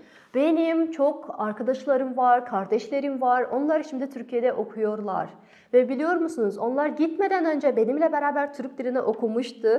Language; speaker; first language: Turkish; non-native, fluent; Kazakh